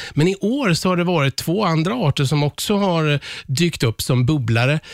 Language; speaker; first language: Swedish; native; Swedish